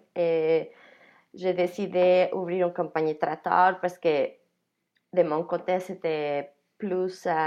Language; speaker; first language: French; non-native, fluent; Spanish